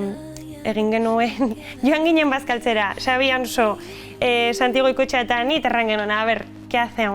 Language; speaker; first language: Basque; non-native, local second language; Spanish